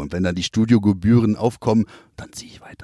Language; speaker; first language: German; native; German